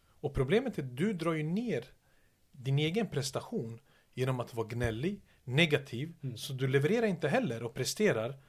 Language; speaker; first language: Swedish; early bilingual, other home language; Serbian